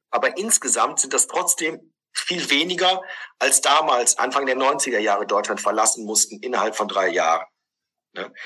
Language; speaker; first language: German; early bilingual, other home language; Greek